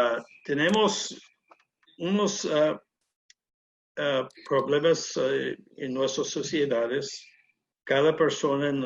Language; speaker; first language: Spanish; non-native, learner; English